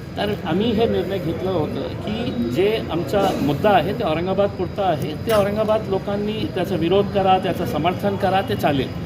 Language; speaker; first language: Marathi; non-native, local second language; Urdu